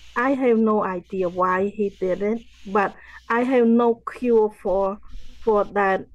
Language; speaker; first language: English; non-native, fluent; Khmer